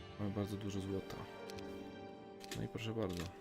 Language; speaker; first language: Polish; native; Polish